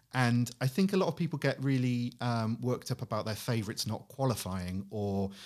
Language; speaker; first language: English; native; English